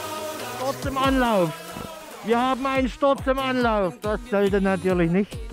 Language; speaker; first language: German; native; German